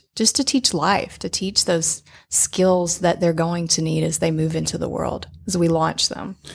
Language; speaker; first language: English; native; English